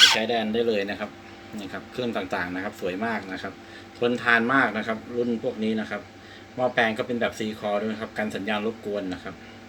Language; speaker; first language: Thai; native; Thai